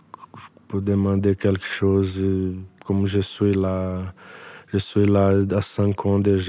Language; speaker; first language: French; non-native, learner; Portuguese